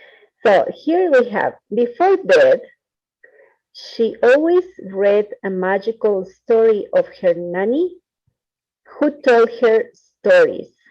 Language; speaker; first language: English; non-native, fluent; Spanish